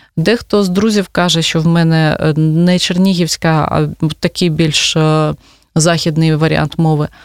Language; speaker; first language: Ukrainian; non-native, local second language; Russian